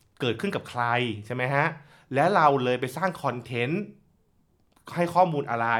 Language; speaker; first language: Thai; native; Thai